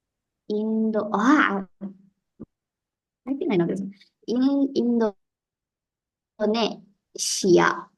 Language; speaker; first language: Japanese; non-native, learner; Indonesian